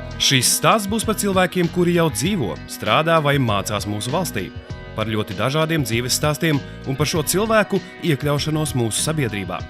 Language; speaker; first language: Latvian; native; Latvian